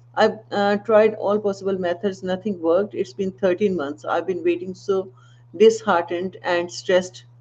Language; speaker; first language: English; non-native, local second language; Punjabi